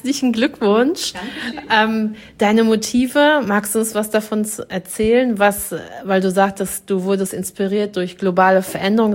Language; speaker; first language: German; native; German